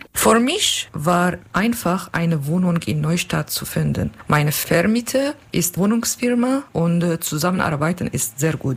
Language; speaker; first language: German; non-native, learner; Kurdish